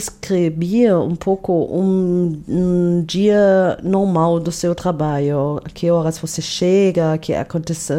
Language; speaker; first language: Portuguese; non-native, fluent; German